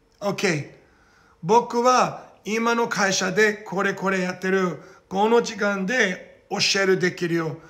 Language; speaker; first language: Japanese; non-native, learner; Portuguese